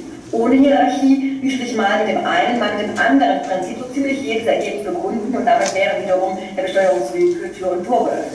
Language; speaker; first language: German; native; German